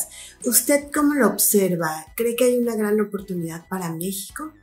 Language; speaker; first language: Spanish; native; Spanish